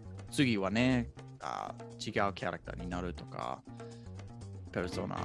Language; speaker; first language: Japanese; non-native, fluent; English